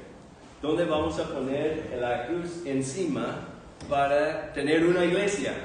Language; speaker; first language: Spanish; non-native, fluent; English